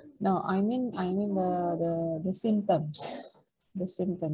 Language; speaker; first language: English; non-native, fluent; Indonesian